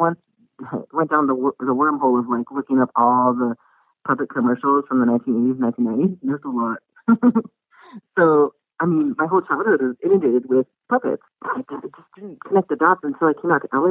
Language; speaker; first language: English; native; English